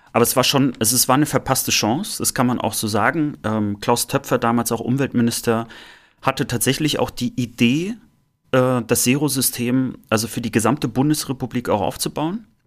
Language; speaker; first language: German; native; German